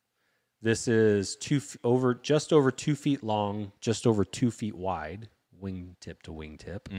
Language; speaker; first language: English; native; English